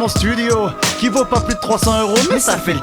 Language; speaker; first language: French; native; French